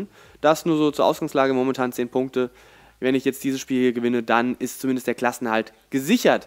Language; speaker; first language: German; native; German